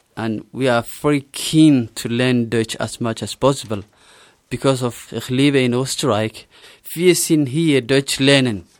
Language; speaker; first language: German; non-native, learner; Somali